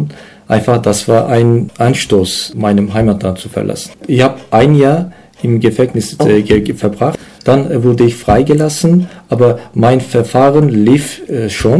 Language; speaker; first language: German; non-native, learner; Turkish